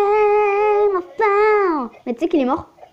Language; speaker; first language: French; native; French